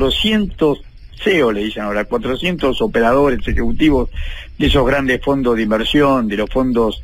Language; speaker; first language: Spanish; native; Spanish